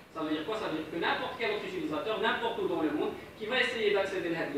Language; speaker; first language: French; non-native, local second language; Arabic